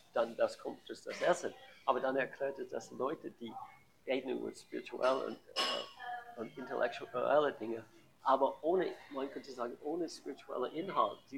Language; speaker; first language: German; non-native, learner; English